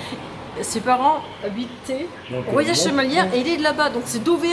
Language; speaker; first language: French; native; French